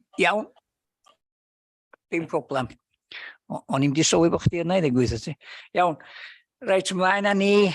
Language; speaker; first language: Welsh; native; Welsh